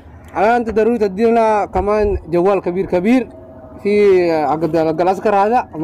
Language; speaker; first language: Arabic; non-native, learner; Oromo